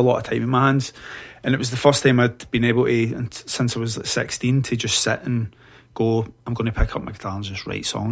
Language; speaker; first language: English; native; English